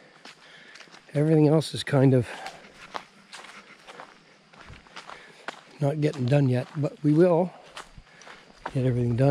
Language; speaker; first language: English; native; English